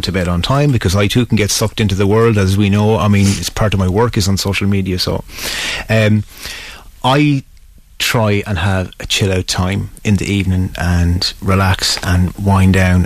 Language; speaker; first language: English; native; English